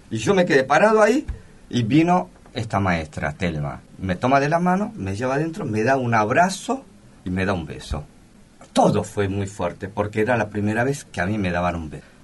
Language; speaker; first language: Spanish; early bilingual, other home language; Korean